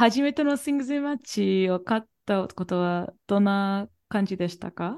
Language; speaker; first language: Japanese; non-native, fluent; English